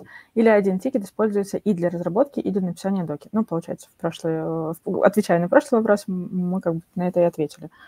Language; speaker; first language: Russian; native; Russian